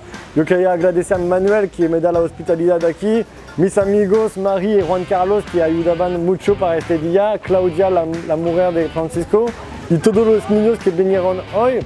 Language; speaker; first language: Spanish; non-native, learner; French